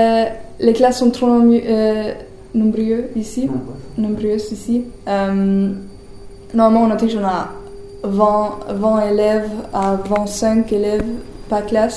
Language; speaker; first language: French; non-native, learner; German